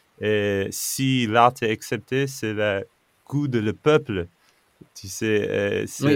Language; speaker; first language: French; non-native, fluent; English